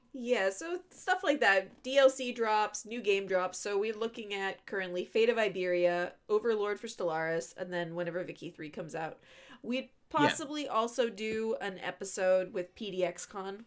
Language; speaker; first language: English; native; English